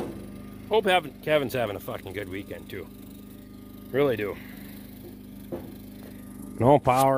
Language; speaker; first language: English; native; English